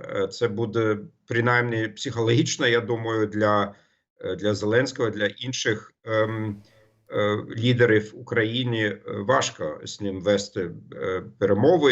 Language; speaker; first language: Ukrainian; non-native, fluent; German